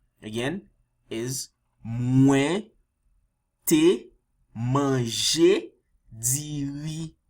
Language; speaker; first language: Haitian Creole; early bilingual, heritage; Haitian Creole